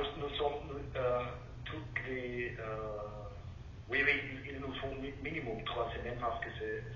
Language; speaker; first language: French; non-native, learner; German